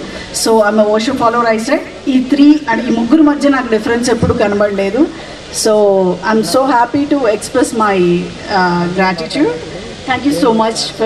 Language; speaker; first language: Telugu; native; Telugu